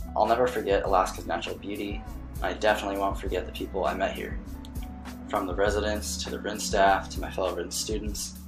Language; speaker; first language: English; native; English